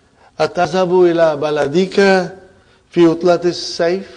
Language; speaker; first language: Arabic; non-native, fluent; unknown